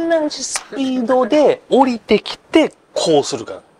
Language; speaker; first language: Japanese; native; Japanese